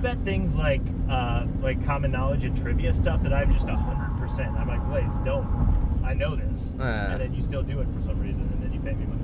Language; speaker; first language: English; native; English